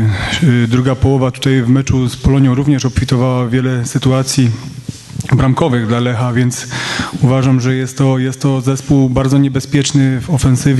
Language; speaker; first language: Polish; native; Polish